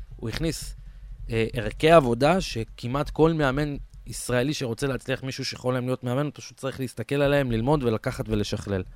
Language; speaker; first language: Hebrew; native; Hebrew